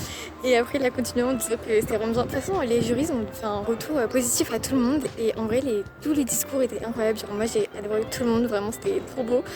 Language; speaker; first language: French; native; French